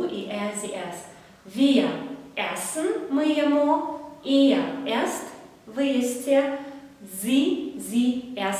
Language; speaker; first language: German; non-native, fluent; Belarusian